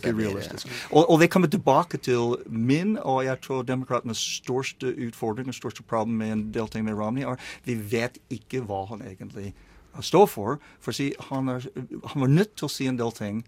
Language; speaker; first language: Norwegian; non-native, learner; English